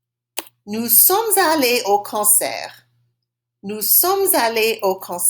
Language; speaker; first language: French; non-native, fluent; English